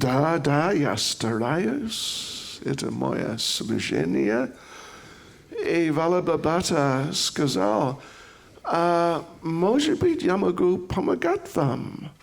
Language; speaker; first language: Russian; non-native, learner; English